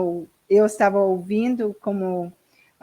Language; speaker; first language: Portuguese; non-native, learner; English